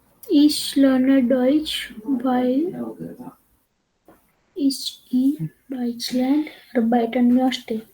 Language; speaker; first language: German; non-native, learner; Hindi